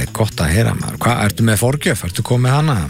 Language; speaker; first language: Icelandic; native; Icelandic